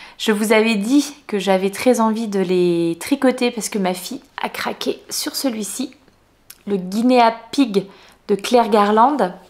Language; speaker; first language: French; native; French